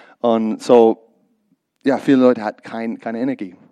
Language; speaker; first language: German; non-native, learner; English